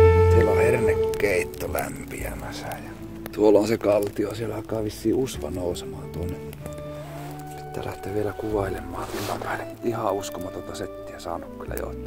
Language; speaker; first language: Finnish; native; Finnish